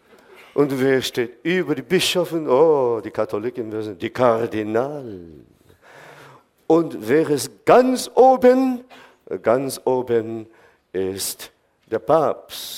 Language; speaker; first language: German; non-native, fluent; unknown